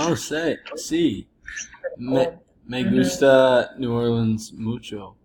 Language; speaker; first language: Spanish; non-native, learner; English